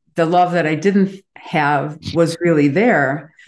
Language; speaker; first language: English; native; English